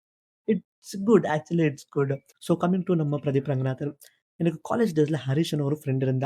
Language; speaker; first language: Tamil; non-native, learner; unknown